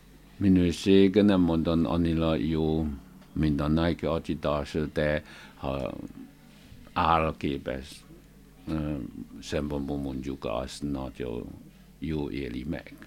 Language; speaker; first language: Hungarian; non-native, learner; Chinese